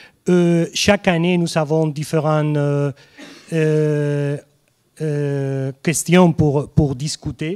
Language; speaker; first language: French; non-native, fluent; Spanish